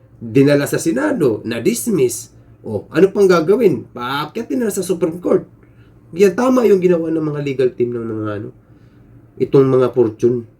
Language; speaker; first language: Filipino; native; Filipino